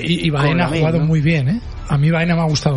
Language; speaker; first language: Spanish; native; Spanish